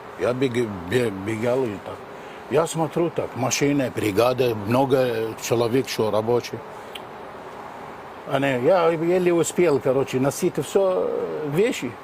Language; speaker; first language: Russian; non-native, learner; Arabic